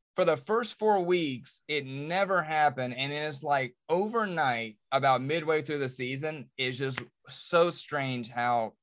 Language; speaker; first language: English; native; English